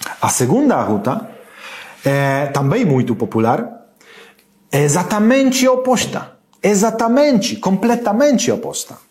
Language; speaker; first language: Portuguese; non-native, learner; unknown